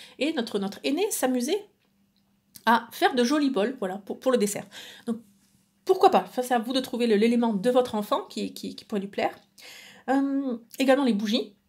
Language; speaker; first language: French; native; French